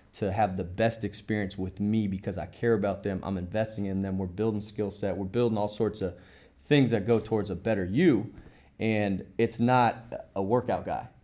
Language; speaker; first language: English; native; English